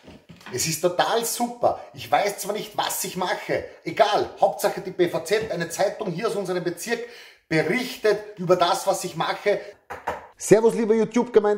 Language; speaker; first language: German; native; German